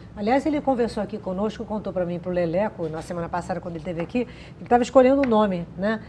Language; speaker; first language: Portuguese; native; Portuguese